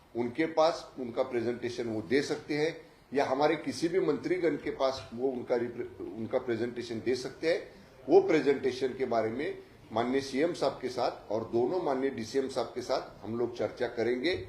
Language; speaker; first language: Hindi; non-native, local second language; Marathi